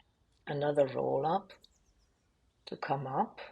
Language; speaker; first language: English; non-native, fluent; German